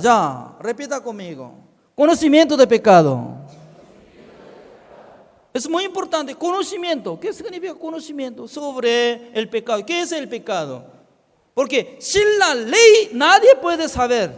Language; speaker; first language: Spanish; non-native, fluent; Korean